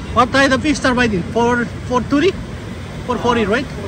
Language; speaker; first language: English; non-native, learner; Spanish